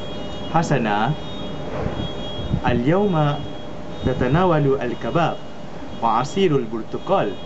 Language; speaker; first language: Arabic; non-native, learner; Malay